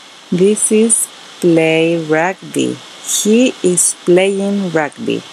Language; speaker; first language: English; non-native, fluent; Spanish